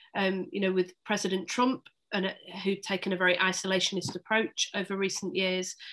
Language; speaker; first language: English; native; English